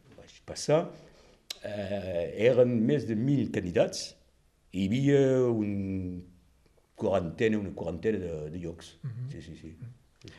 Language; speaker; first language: Catalan; non-native, local second language; French